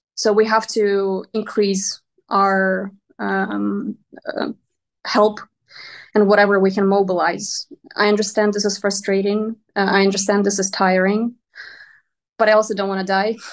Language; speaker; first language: English; non-native, fluent; Ukrainian